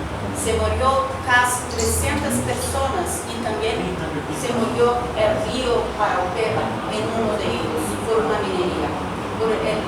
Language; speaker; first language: Spanish; non-native, fluent; Portuguese